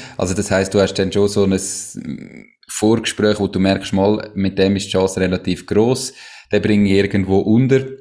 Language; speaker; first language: German; native; German